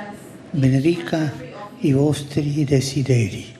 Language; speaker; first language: Italian; non-native, fluent; Spanish